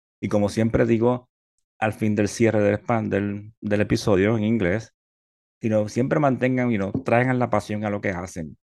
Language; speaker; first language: Spanish; native; Spanish